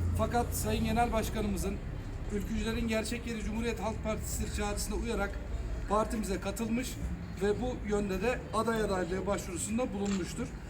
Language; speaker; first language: Turkish; native; Turkish